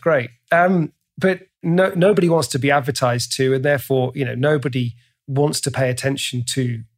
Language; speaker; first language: English; native; English